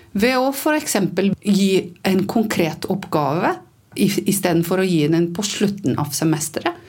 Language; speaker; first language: Norwegian; non-native, fluent; Romanian